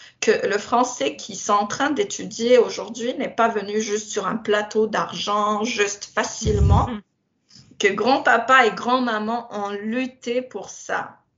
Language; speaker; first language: French; non-native, local second language; Berber languages